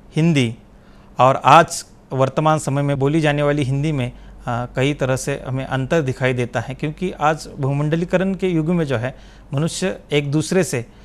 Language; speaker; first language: Hindi; non-native, local second language; Marathi